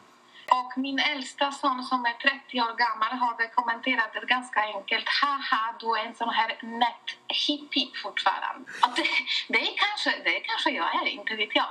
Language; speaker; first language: Swedish; non-native, fluent; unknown